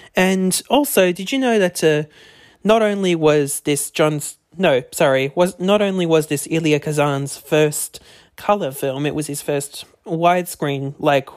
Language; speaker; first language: English; native; English